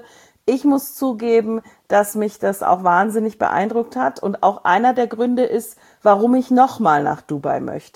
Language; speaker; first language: German; native; German